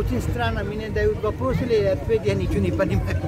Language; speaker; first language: Russian; non-native, learner; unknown